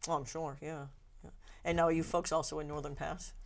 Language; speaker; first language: English; native; English